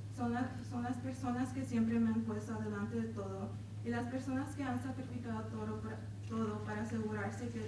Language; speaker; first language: Spanish; early bilingual, other home language; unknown